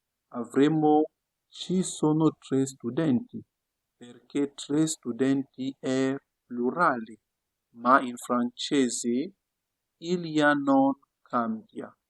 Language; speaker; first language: Italian; non-native, fluent; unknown